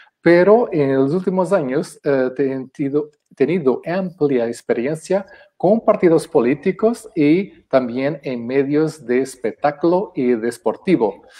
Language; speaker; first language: Spanish; non-native, fluent; Portuguese